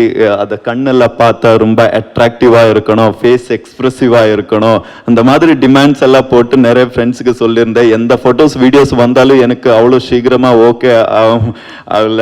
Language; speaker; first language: Tamil; non-native, learner; Kannada